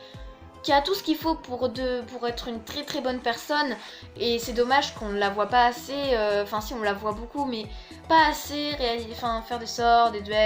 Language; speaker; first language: French; native; French